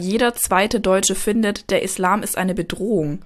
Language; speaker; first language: German; native; German